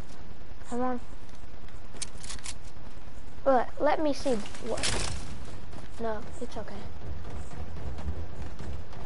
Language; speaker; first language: English; non-native, learner; Portuguese